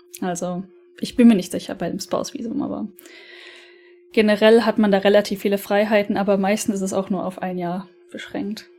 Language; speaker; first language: German; native; German